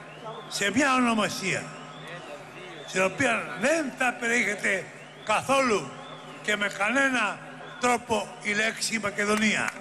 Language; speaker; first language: Greek; native; Greek